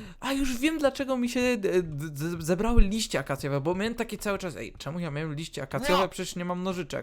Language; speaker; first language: Polish; native; Polish